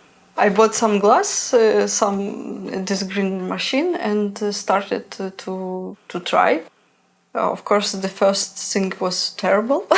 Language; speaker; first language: English; non-native, learner; Ukrainian